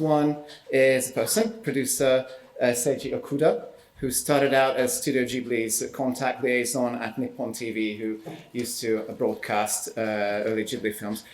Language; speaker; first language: English; non-native, fluent; Hungarian